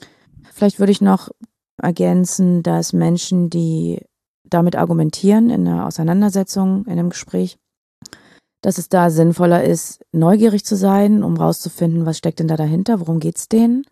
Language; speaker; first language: German; native; German